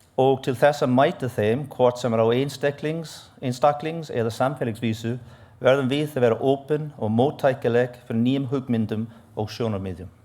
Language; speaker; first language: Icelandic; non-native, fluent; English